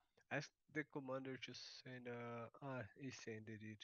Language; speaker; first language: English; non-native, fluent; Portuguese